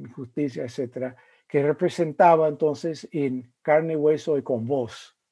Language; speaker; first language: Spanish; non-native, fluent; English